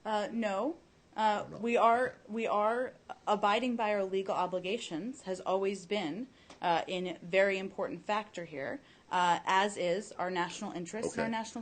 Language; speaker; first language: English; native; English